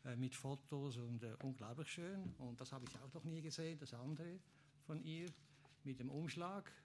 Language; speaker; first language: German; native; German